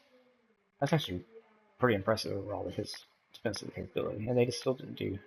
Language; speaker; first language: English; native; English